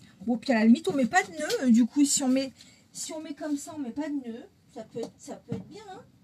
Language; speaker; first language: French; native; French